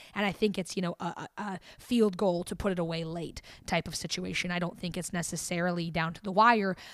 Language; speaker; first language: English; native; English